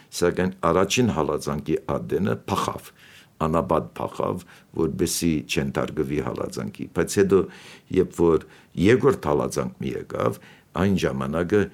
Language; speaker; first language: Armenian; native; Armenian